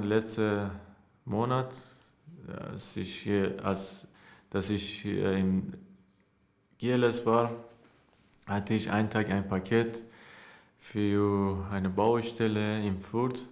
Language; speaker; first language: German; non-native, learner; Persian